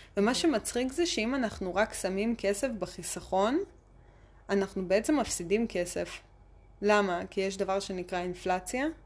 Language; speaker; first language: Hebrew; early bilingual, other home language; Russian